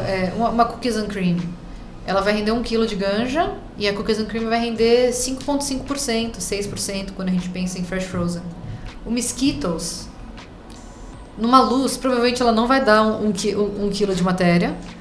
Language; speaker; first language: Portuguese; native; Portuguese